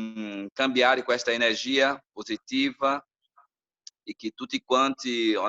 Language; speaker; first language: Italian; non-native, learner; Portuguese